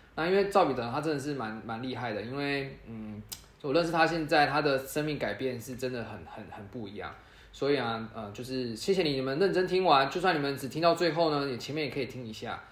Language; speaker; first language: Chinese; native; Chinese